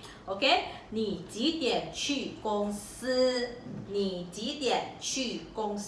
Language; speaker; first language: Chinese; non-native, local second language; Malay